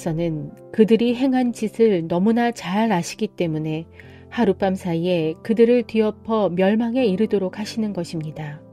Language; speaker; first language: Korean; native; Korean